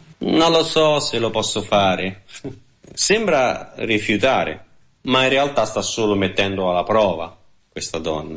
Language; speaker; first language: Italian; native; Italian